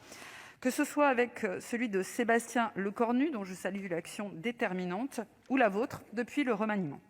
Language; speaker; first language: French; native; French